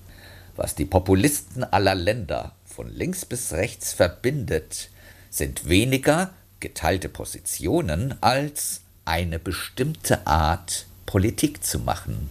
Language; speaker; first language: German; native; German